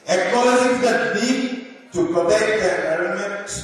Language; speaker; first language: English; non-native, local second language; Assamese